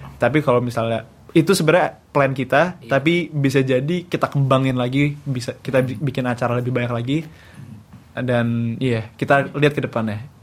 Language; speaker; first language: Indonesian; native; Indonesian